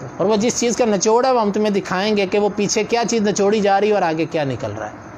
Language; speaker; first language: Urdu; non-native, local second language; Punjabi